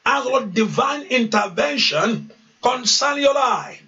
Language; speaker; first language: English; non-native, local second language; Yoruba